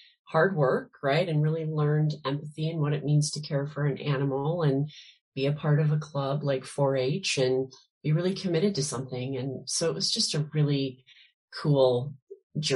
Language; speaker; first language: English; native; English